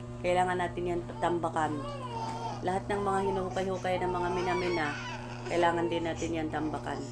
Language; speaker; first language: Filipino; non-native, local second language; Cebuano